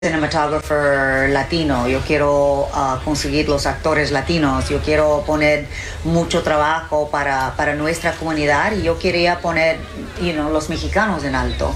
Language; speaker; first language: Spanish; early bilingual, heritage; English